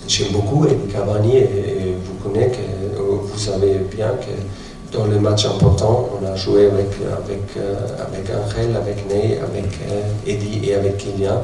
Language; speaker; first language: French; non-native, fluent; German